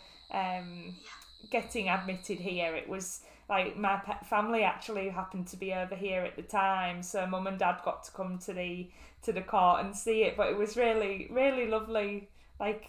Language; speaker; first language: English; native; English